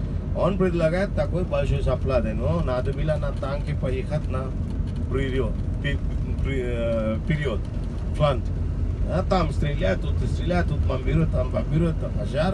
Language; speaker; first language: Russian; non-native, learner; Sinhala